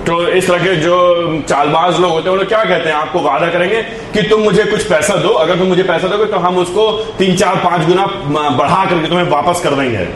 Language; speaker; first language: Hindi; native; Hindi